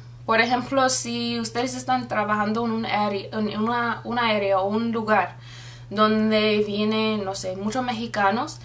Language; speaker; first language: Spanish; non-native, fluent; English